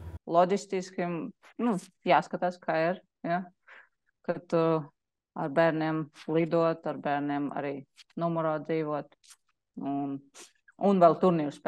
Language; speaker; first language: Latvian; non-native, local second language; Russian